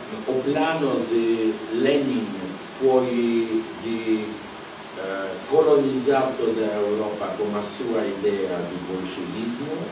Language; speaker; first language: Portuguese; non-native, fluent; Polish